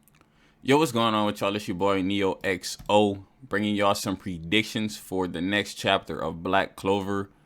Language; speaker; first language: English; native; English